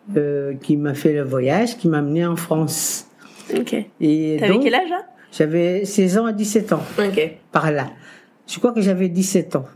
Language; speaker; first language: French; non-native, local second language; Kabuverdianu